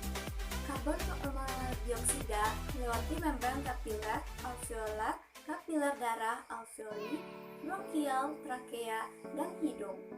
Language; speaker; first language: Indonesian; native; Indonesian